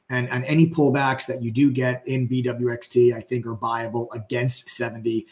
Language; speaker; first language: English; native; English